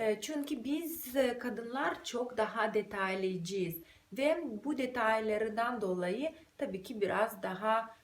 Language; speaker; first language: Turkish; non-native, fluent; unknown